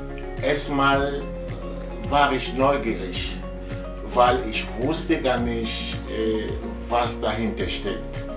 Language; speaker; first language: German; non-native, fluent; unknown